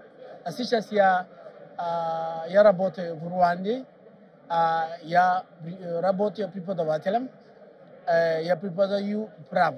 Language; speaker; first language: Russian; non-native, fluent; Kinyarwanda